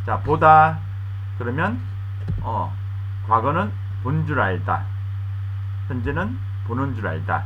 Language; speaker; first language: Korean; native; Korean